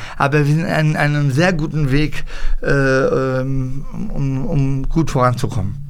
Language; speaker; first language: German; early bilingual, other home language; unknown